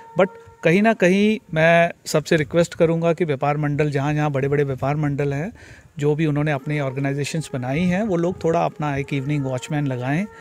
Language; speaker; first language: Hindi; native; Hindi